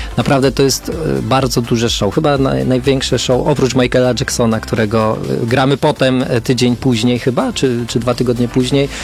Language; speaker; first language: Polish; native; Polish